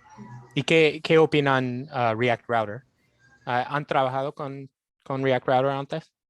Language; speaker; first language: Spanish; non-native, fluent; English